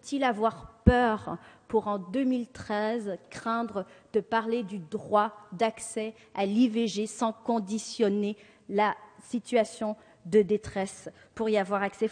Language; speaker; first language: French; native; French